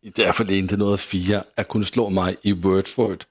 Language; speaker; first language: Swedish; non-native, learner; Danish